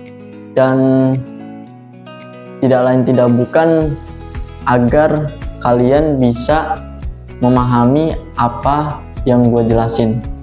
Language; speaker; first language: Indonesian; native; Indonesian